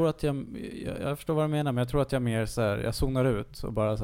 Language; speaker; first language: Swedish; native; Swedish